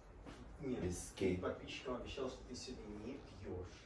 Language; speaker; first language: Russian; native; Russian